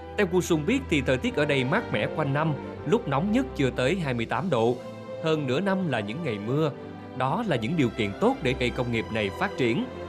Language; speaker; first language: Vietnamese; native; Vietnamese